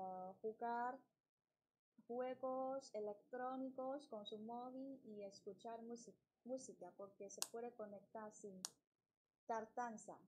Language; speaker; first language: Spanish; non-native, learner; Chinese